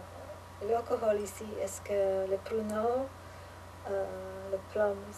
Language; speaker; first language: French; non-native, learner; English